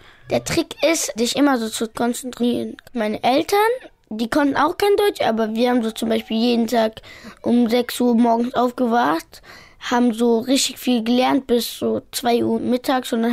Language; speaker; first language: German; early bilingual, other home language; Pashto